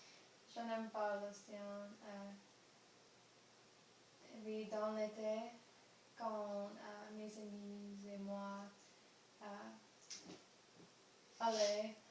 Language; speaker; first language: French; non-native, learner; English